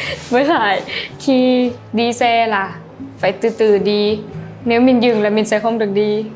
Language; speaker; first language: Vietnamese; non-native, fluent; Lao